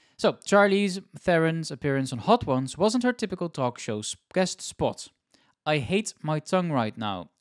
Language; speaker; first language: English; non-native, fluent; Dutch